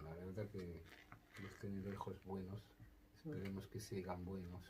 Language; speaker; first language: Spanish; non-native, learner; Arabic